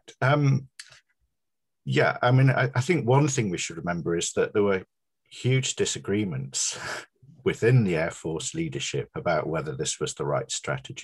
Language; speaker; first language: English; native; English